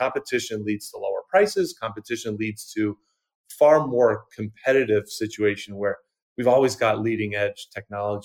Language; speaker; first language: English; native; English